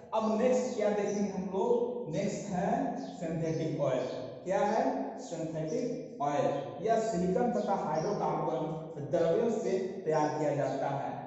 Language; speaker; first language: Hindi; non-native, local second language; Santali